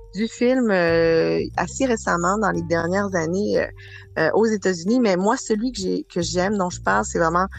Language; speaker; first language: French; native; French